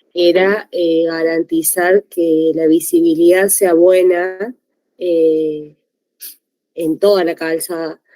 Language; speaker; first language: Spanish; native; Spanish